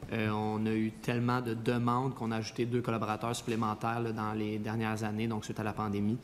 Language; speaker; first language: French; native; French